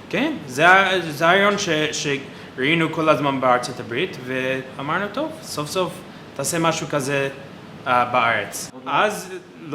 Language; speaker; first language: Hebrew; non-native, fluent; English